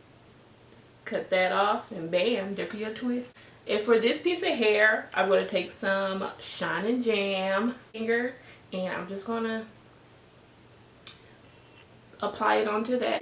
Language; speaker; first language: English; native; English